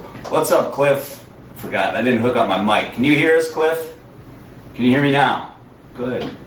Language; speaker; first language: English; native; English